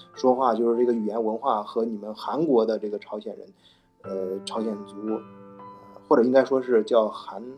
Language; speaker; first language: Chinese; non-native, fluent; Korean